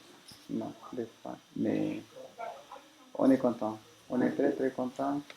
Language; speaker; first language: French; non-native, fluent; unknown